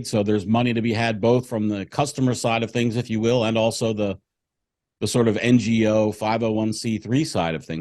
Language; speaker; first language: English; native; English